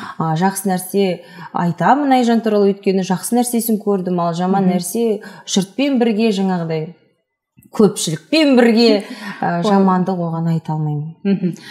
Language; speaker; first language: Kazakh; non-native, local second language; Russian